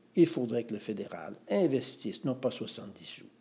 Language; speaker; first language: French; native; French